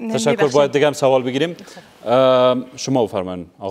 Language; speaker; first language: Persian; native; Persian